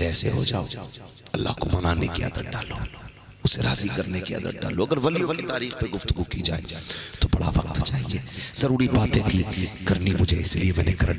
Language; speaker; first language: Hindi; native; Hindi